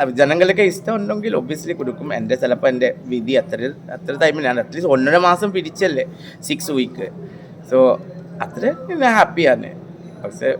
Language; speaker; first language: Malayalam; non-native, local second language; Assamese